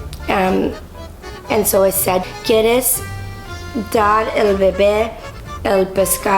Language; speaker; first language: Spanish; non-native, learner; English